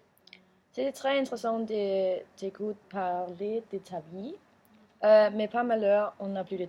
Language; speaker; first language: French; non-native, learner; Danish